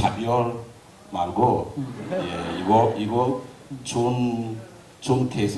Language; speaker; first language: Korean; non-native, learner; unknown